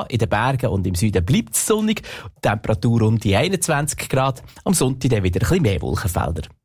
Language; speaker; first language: German; native; German